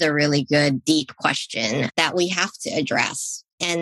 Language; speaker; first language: English; native; English